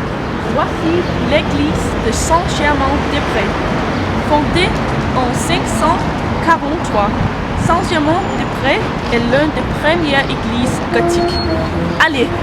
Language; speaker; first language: French; non-native, learner; Norwegian